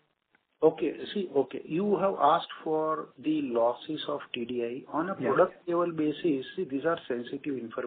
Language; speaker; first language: English; non-native, local second language; Gujarati